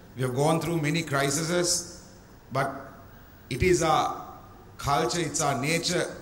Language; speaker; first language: English; non-native, local second language; Sinhala